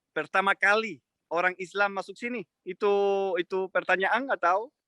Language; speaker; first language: Indonesian; non-native, fluent; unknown